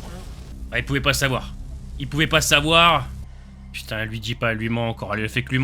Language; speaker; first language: French; native; French